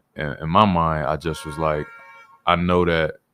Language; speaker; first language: English; native; English